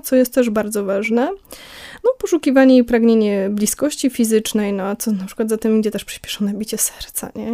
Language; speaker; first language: Polish; native; Polish